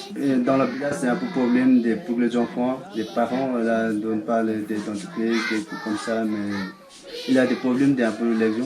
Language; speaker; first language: French; non-native, learner; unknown